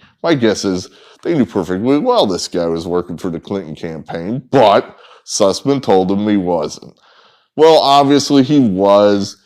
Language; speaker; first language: English; native; English